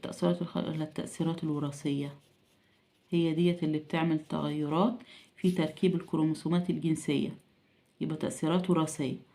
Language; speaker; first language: Arabic; native; Arabic